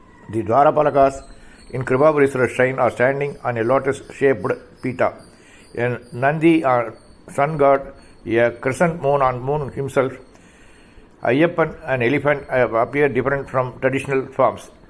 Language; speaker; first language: English; non-native, local second language; Tamil